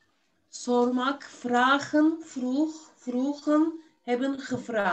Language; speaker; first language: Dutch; non-native, learner; Turkish